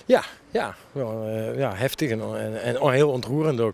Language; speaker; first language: Dutch; native; Dutch